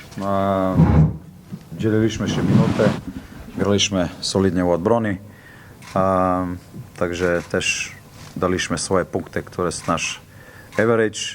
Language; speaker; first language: Polish; non-native, fluent; Slovenian